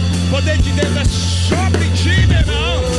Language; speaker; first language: Portuguese; non-native, learner; English